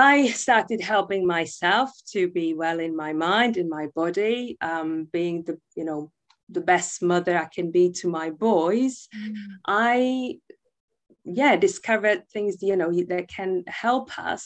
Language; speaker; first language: English; non-native, fluent; Czech